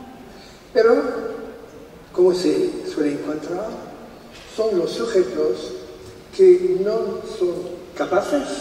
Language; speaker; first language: Spanish; non-native, fluent; French